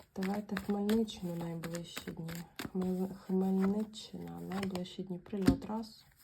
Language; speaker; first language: Ukrainian; native; Ukrainian